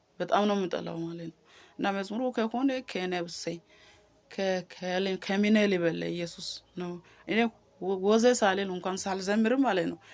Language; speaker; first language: Amharic; non-native, local second language; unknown